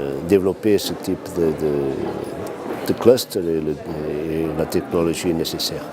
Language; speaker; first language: French; non-native, fluent; Portuguese